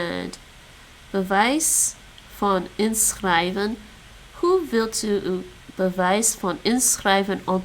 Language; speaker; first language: Dutch; non-native, learner; English